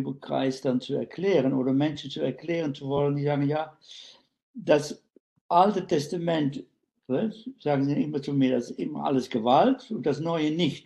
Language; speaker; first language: German; non-native, fluent; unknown